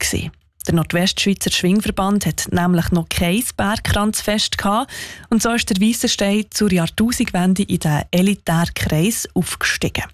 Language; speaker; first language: German; native; German